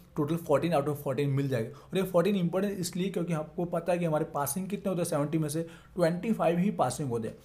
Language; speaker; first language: Hindi; non-native, local second language; Gujarati